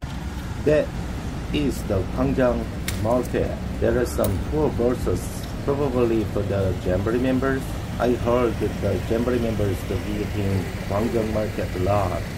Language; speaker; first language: English; non-native, learner; Korean